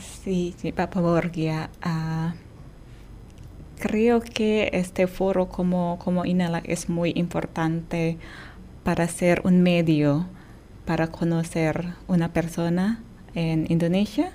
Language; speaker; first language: Spanish; non-native, fluent; Indonesian